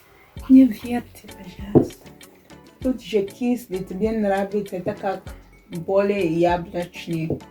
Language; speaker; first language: Russian; non-native, fluent; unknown